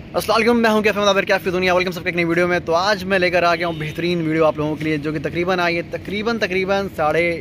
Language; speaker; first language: Hindi; native; Hindi